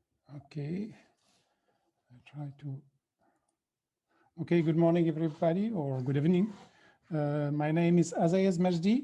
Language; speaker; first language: English; non-native, fluent; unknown